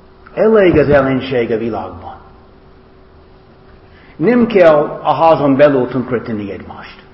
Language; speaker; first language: Hungarian; non-native, learner; English